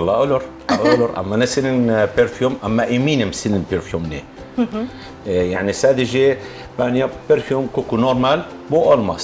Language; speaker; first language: Turkish; non-native, learner; Arabic